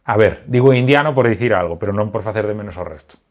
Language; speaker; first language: Spanish; non-native, local second language; Galician